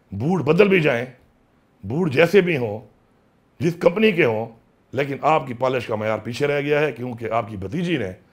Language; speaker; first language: Urdu; non-native, local second language; Pashto